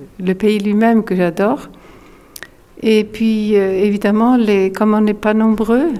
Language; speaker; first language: French; non-native, fluent; Icelandic